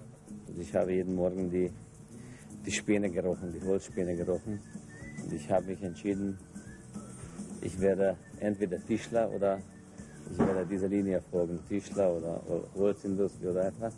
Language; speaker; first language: German; non-native, local second language; Hungarian